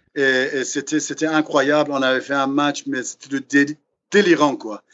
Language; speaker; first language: French; non-native, fluent; Persian